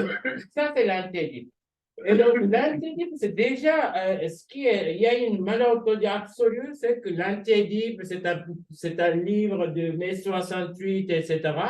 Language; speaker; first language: French; non-native, fluent; Japanese